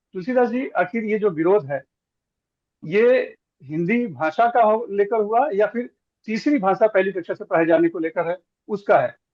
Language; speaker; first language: Hindi; native; Hindi